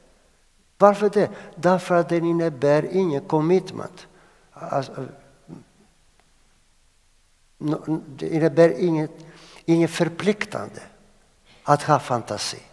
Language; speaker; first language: Swedish; non-native, fluent; Greek